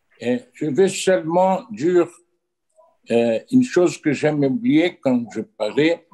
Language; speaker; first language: French; non-native, fluent; Portuguese